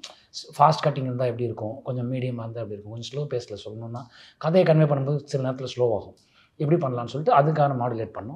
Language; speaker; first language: Tamil; native; Tamil